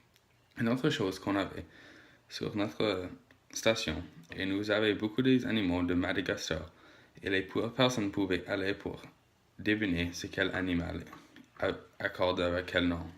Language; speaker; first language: French; non-native, learner; English